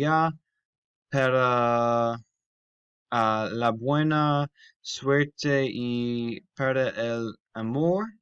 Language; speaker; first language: Spanish; non-native, learner; English